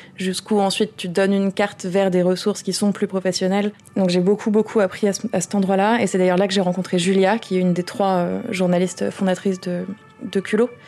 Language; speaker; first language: French; native; French